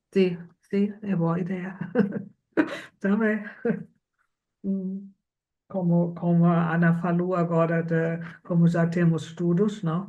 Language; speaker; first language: Portuguese; non-native, fluent; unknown